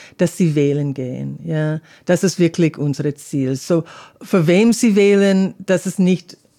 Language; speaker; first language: German; non-native, learner; English